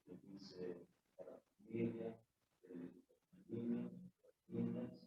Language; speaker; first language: Spanish; non-native, learner; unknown